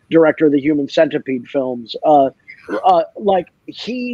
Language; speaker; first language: English; native; English